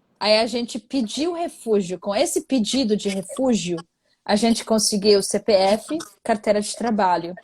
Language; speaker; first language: Portuguese; non-native, fluent; Arabic